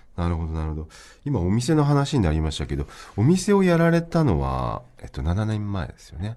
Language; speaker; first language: Japanese; native; Japanese